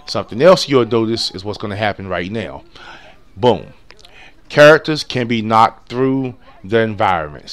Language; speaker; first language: English; native; English